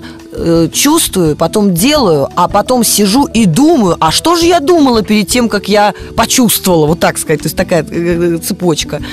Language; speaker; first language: Russian; native; Russian